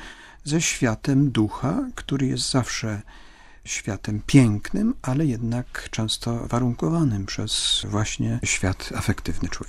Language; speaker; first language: Polish; native; Polish